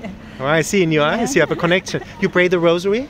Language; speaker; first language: English; non-native, fluent; German